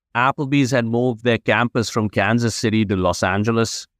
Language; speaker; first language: English; non-native, local second language; Hindi